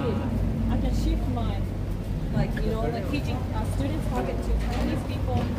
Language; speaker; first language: English; non-native, learner; Japanese